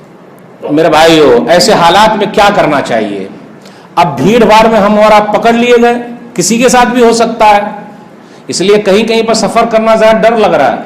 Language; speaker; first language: Hindi; native; Hindi